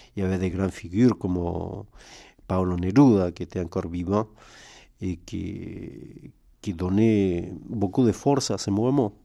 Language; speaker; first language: French; non-native, fluent; Spanish